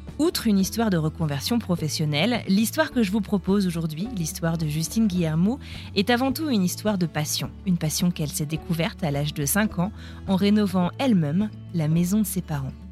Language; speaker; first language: French; native; French